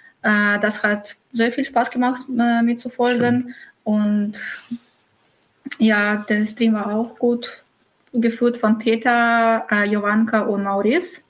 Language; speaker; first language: German; non-native, fluent; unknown